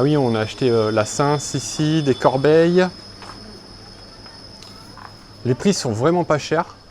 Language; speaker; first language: French; native; French